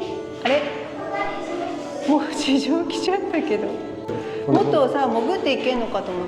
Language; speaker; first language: Japanese; native; Japanese